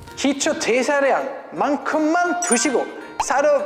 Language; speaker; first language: Korean; non-native, fluent; German